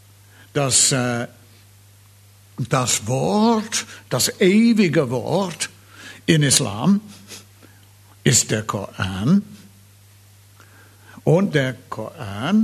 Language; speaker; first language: German; non-native, fluent; English